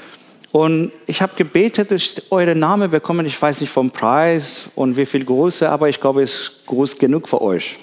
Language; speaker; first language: German; non-native, learner; Persian